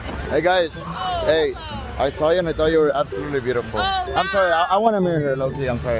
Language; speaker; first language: English; early bilingual, other home language; Spanish